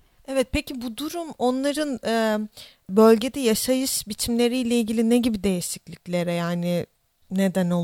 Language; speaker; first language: Turkish; native; Turkish